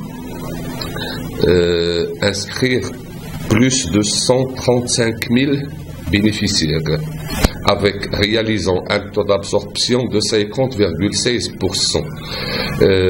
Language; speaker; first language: French; non-native, local second language; Arabic